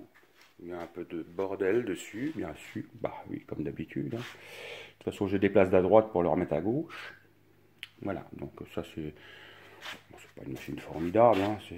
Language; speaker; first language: French; native; French